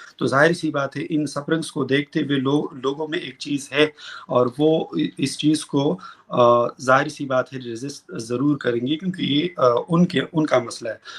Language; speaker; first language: Urdu; non-native, local second language; Pashto